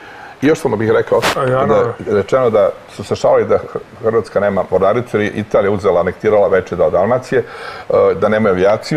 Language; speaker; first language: Croatian; native; Croatian